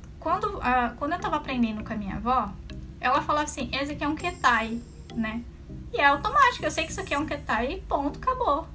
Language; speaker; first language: Portuguese; non-native, local second language; Japanese